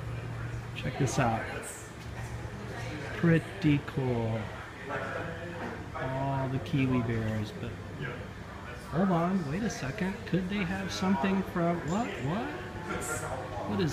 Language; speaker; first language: English; native; English